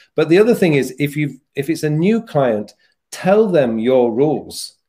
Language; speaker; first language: English; native; English